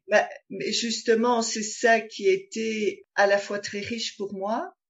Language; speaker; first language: French; native; French